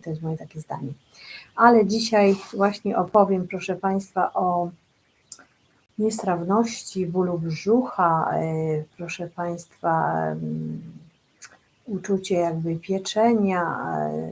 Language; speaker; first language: Polish; native; Polish